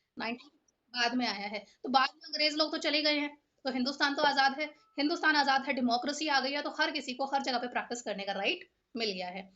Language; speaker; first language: Hindi; native; Hindi